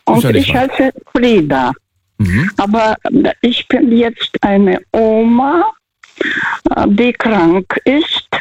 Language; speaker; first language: German; non-native, learner; Russian